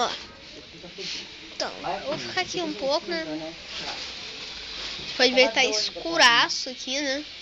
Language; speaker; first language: Portuguese; native; Portuguese